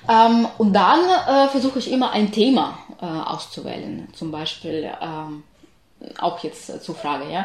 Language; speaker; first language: German; non-native, fluent; Ukrainian